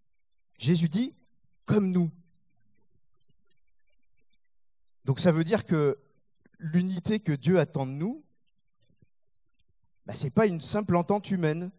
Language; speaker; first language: French; native; French